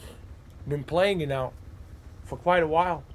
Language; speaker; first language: English; native; English